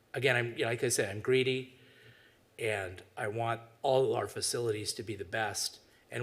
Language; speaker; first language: English; native; English